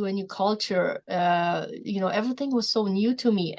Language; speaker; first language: English; non-native, fluent; Polish